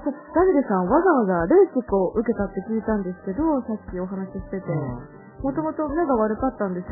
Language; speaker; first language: Japanese; native; Japanese